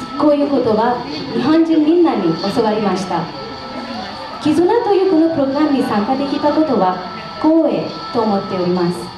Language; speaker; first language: Japanese; non-native, fluent; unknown